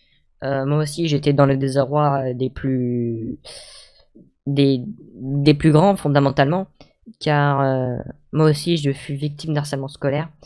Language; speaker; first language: French; native; French